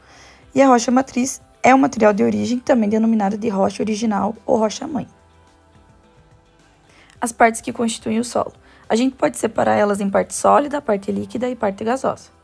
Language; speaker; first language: Portuguese; native; Portuguese